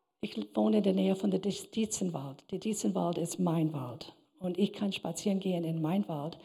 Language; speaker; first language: German; non-native, fluent; English